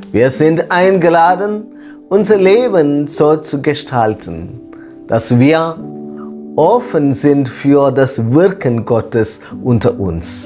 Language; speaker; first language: German; non-native, fluent; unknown